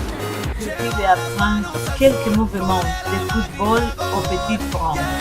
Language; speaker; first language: French; non-native, learner; Spanish